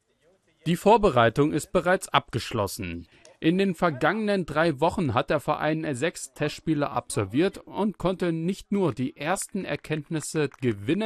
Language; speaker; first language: German; native; German